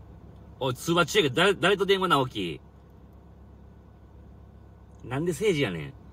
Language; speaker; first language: Japanese; native; Japanese